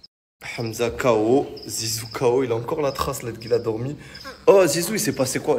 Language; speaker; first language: French; native; French